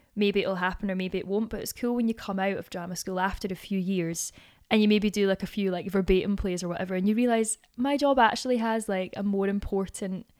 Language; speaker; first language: English; native; English